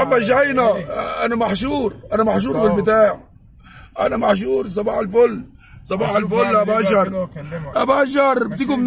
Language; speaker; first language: Arabic; native; Arabic